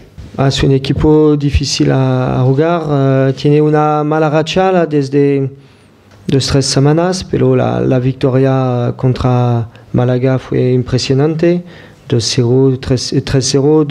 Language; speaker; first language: Spanish; non-native, fluent; French